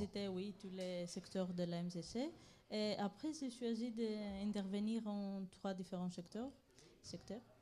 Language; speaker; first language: French; non-native, fluent; Greek